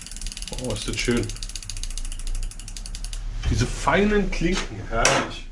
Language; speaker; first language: German; native; German